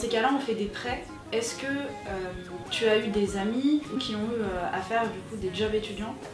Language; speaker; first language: French; native; French